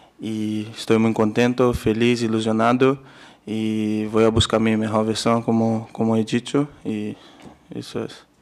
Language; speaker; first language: Spanish; non-native, learner; Portuguese